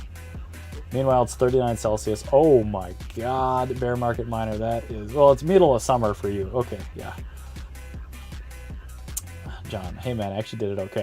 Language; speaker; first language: English; native; English